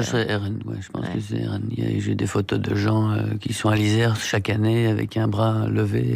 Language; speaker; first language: French; native; French